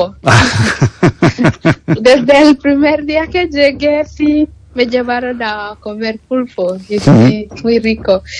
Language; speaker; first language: Spanish; non-native, fluent; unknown